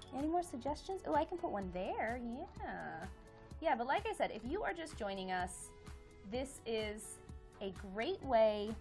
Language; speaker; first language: English; native; English